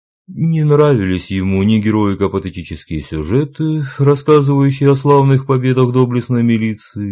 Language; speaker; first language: Russian; native; Russian